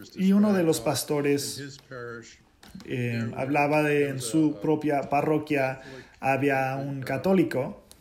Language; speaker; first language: Spanish; non-native, fluent; English